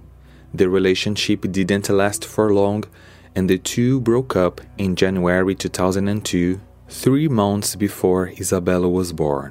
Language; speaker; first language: English; non-native, fluent; Portuguese